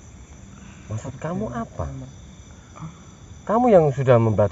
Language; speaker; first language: Indonesian; native; Indonesian